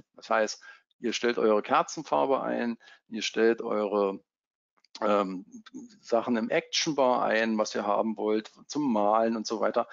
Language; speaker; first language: German; native; German